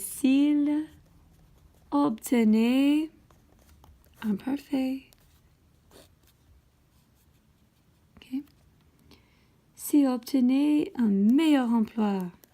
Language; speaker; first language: French; non-native, fluent; English